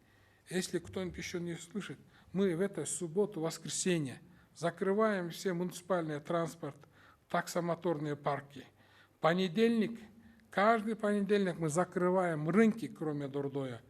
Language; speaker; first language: Russian; non-native, local second language; Kyrgyz